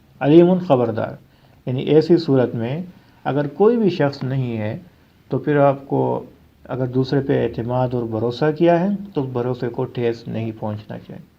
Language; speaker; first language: Urdu; non-native, local second language; Pashto